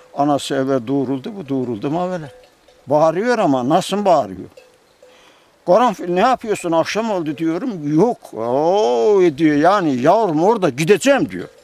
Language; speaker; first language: Turkish; native; Turkish